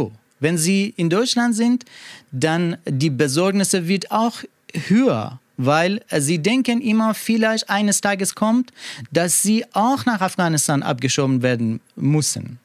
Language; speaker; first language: German; non-native, learner; Persian